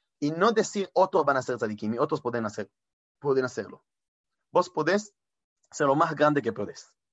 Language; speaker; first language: Spanish; non-native, fluent; Hebrew